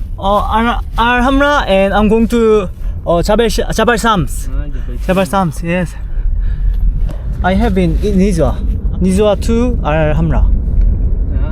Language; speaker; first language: English; non-native, learner; Korean